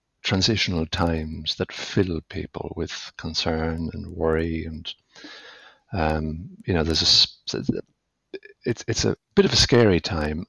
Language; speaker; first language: English; native; English